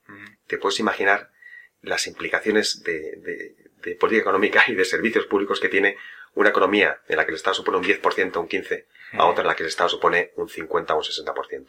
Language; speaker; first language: Spanish; native; Spanish